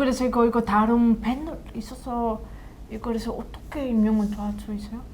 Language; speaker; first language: Korean; non-native, learner; Spanish